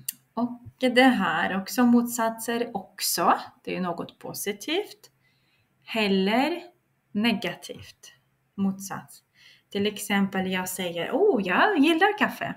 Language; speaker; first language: Swedish; non-native, fluent; Russian